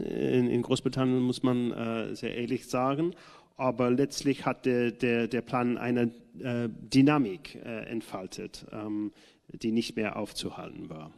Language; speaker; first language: German; non-native, fluent; English